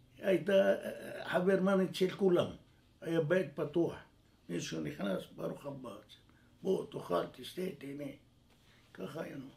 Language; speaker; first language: Hebrew; non-native, fluent; French